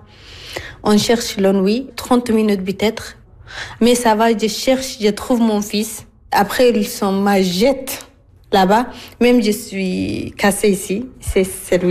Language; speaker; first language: French; non-native, learner; Arabic